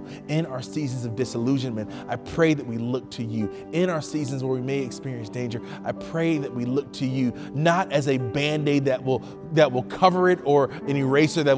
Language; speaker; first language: English; native; English